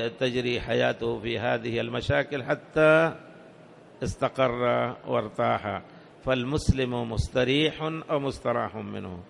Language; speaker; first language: Arabic; non-native, fluent; Urdu